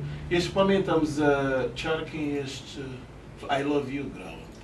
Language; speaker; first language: Polish; non-native, fluent; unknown